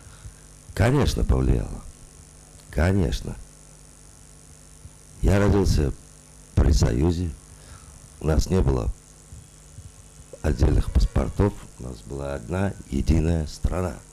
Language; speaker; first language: Russian; non-native, local second language; Uzbek